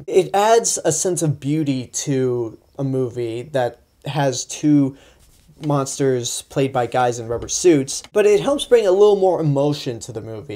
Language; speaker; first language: English; native; English